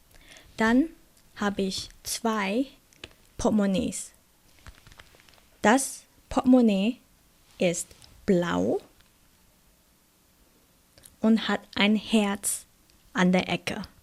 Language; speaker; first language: German; non-native, fluent; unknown